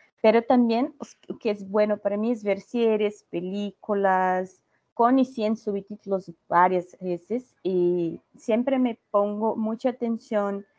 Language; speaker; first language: Spanish; non-native, learner; Portuguese